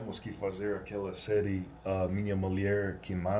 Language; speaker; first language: Portuguese; non-native, fluent; English